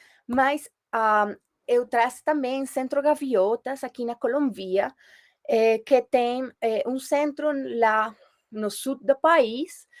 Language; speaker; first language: Portuguese; non-native, fluent; Spanish